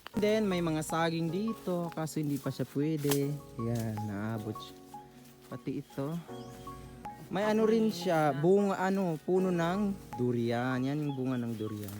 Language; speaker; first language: Filipino; non-native, local second language; Maguindanaon